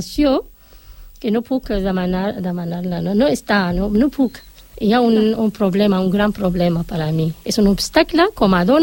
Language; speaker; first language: Catalan; non-native, fluent; Arabic